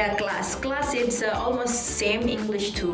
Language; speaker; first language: English; non-native, learner; Indonesian